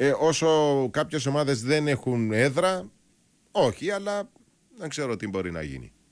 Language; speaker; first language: Greek; native; Greek